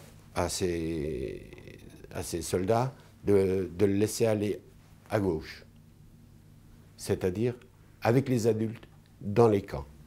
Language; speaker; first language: French; non-native, fluent; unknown